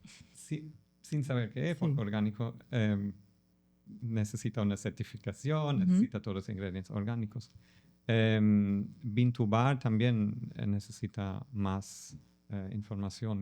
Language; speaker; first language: Spanish; non-native, fluent; German